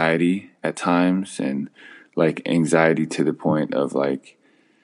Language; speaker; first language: English; native; English